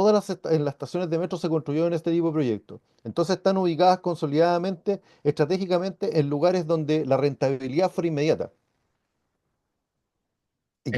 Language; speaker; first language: Spanish; native; Spanish